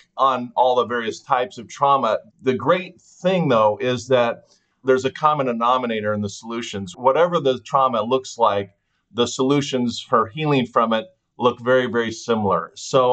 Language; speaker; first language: English; native; English